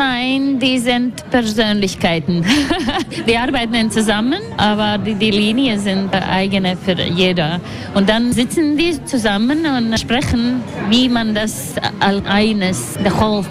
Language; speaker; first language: German; non-native, fluent; Latvian